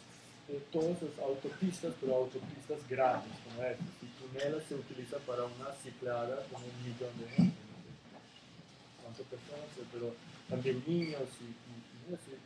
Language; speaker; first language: Spanish; non-native, learner; Serbian